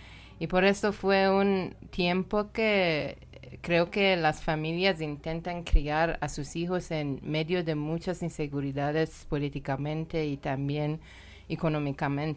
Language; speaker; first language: Spanish; non-native, learner; Persian